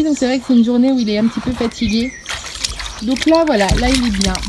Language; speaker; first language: French; native; French